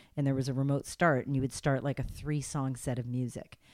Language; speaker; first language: English; native; English